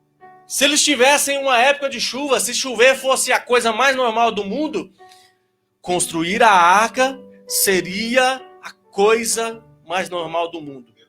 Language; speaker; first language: Portuguese; native; Portuguese